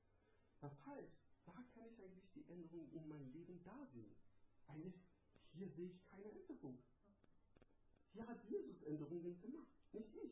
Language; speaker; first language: German; non-native, learner; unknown